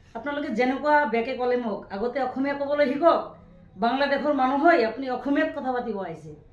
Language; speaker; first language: Assamese; non-native, local second language; Bangla